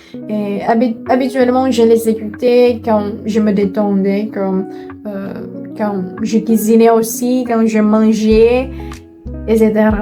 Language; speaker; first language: French; non-native, learner; Indonesian